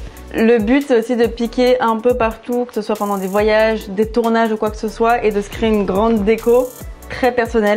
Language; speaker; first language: French; native; French